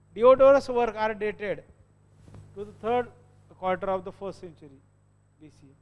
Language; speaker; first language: English; non-native, local second language; Marathi